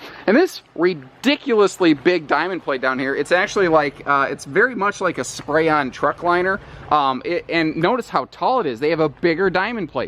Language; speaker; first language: English; native; English